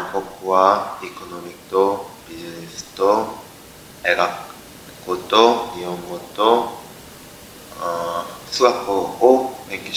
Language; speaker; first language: Japanese; non-native, learner; Korean